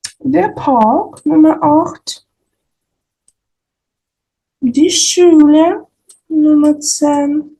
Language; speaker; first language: German; non-native, fluent; Ukrainian